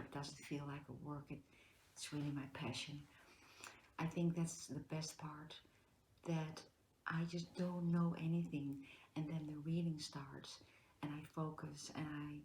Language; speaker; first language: English; non-native, fluent; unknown